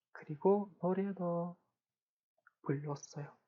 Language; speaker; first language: Korean; non-native, fluent; Kazakh